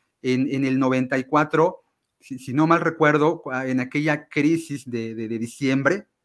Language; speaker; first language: Spanish; native; Spanish